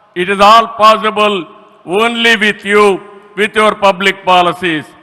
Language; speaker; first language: English; non-native, local second language; Telugu